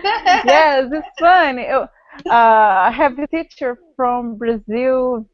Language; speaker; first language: English; non-native, learner; Portuguese